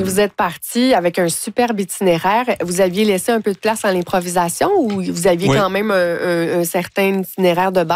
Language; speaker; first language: French; native; French